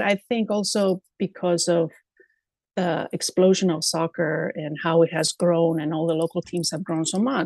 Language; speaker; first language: English; non-native, fluent; Spanish